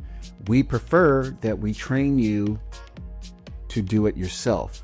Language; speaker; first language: English; native; English